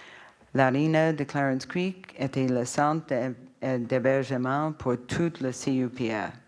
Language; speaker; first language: French; non-native, learner; English